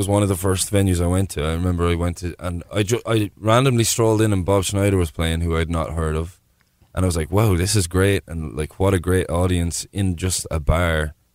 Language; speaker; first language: English; native; English